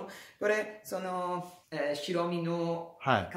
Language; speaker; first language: Japanese; non-native, learner; Italian